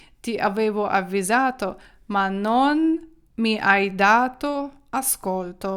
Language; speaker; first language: Italian; non-native, fluent; Ukrainian